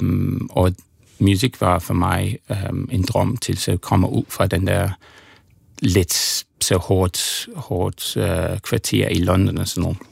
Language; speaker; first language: Danish; non-native, fluent; English